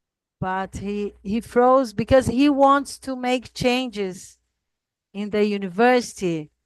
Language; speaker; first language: English; non-native, fluent; Portuguese